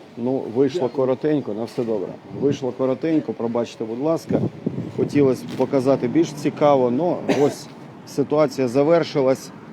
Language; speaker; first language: Ukrainian; native; Ukrainian